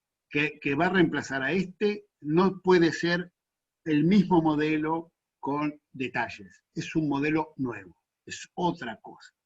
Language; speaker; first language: Spanish; native; Spanish